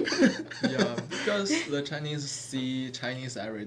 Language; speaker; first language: English; non-native, learner; Chinese